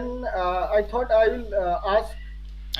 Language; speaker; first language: English; non-native, learner; Hindi